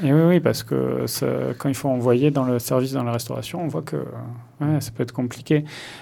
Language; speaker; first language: French; native; French